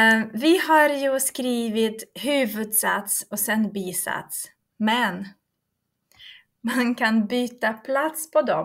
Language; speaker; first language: Swedish; non-native, fluent; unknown